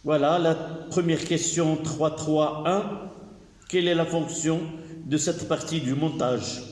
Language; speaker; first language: French; non-native, local second language; Arabic